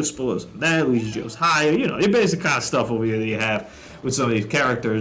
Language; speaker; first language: English; native; English